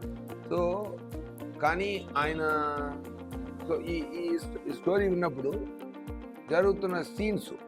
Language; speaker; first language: Telugu; non-native, fluent; Tamil